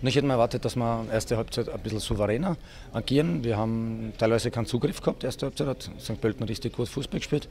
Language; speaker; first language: German; native; German